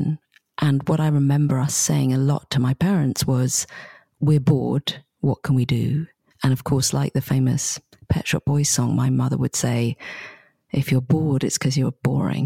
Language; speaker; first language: English; native; English